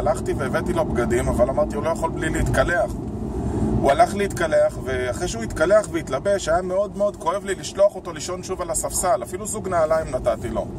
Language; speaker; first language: Hebrew; native; Hebrew